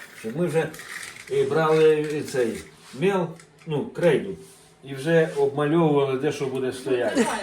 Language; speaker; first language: Ukrainian; non-native, local second language; Russian